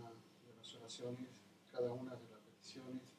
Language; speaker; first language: Spanish; native; Spanish